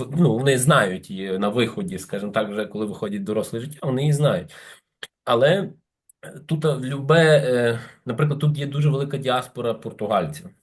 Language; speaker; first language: Ukrainian; native; Ukrainian